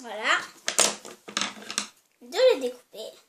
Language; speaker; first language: French; native; French